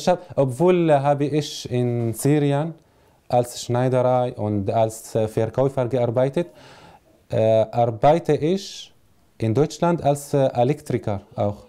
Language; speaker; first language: German; non-native, learner; Arabic